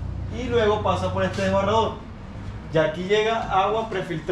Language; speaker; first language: Spanish; native; Spanish